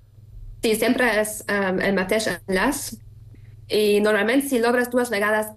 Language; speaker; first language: Catalan; non-native, fluent; German